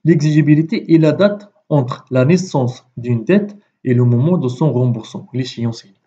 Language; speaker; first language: French; non-native, local second language; Arabic